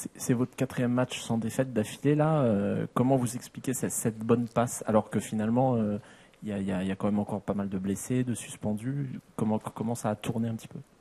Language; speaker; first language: French; native; French